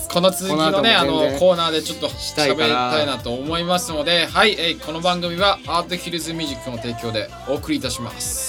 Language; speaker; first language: Japanese; native; Japanese